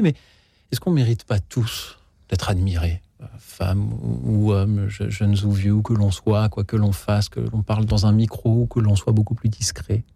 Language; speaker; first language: French; native; French